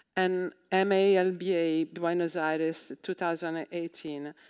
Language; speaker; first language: English; non-native, fluent; Italian